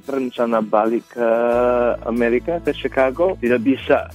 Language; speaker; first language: Indonesian; early bilingual, other home language; English